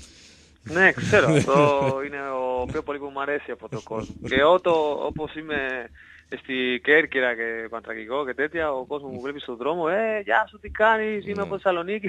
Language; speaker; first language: Greek; non-native, learner; Spanish